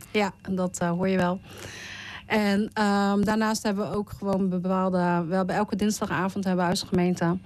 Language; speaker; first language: Dutch; early bilingual, other home language; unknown